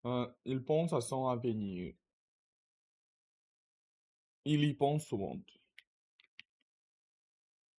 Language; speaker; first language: French; non-native, learner; Russian